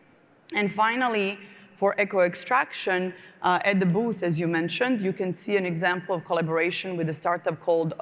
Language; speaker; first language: English; non-native, fluent; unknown